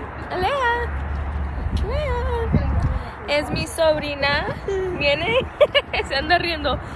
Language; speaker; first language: Spanish; early bilingual, heritage; Spanish